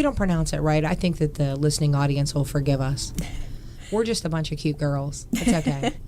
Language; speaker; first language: English; native; English